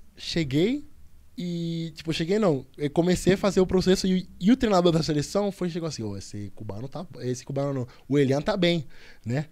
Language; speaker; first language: Portuguese; non-native, fluent; Spanish